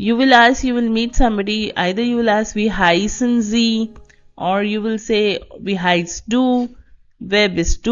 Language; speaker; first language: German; non-native, fluent; Hindi